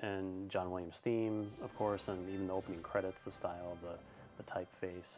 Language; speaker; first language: English; native; English